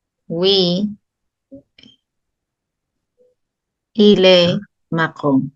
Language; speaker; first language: French; non-native, learner; Spanish